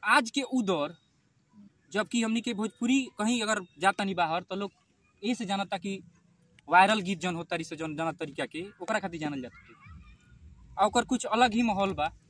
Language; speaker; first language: Bhojpuri; native; Bhojpuri